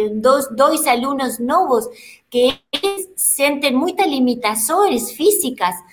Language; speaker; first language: Portuguese; non-native, learner; Spanish